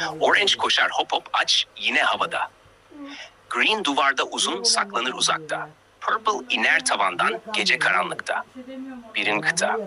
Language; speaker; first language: Turkish; native; Turkish